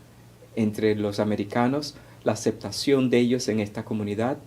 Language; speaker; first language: Spanish; early bilingual, heritage; Spanish